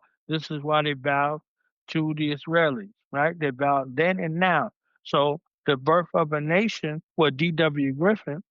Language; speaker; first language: English; native; English